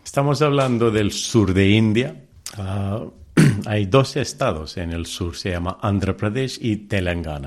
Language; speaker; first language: Spanish; early bilingual, heritage; Telugu